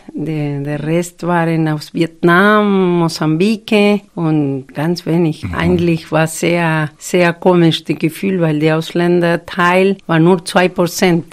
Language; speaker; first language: German; non-native, fluent; Spanish